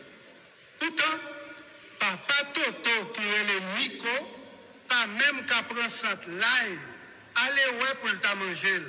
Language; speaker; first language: French; non-native, local second language; Haitian Creole